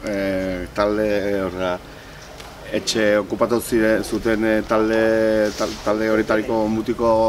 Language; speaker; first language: Basque; non-native, local second language; Spanish